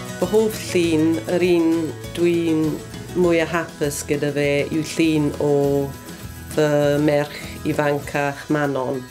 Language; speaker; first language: Welsh; non-native, learner; English